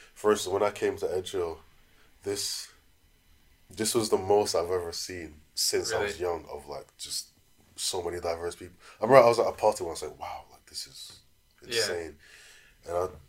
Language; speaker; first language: English; native; English